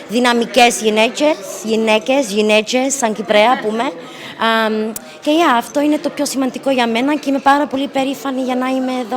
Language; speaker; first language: Greek; early bilingual, heritage; English